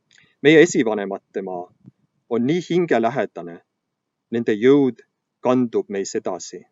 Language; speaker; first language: Estonian; early bilingual, heritage; Estonian